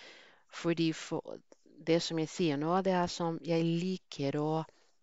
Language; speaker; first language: Norwegian; non-native, fluent; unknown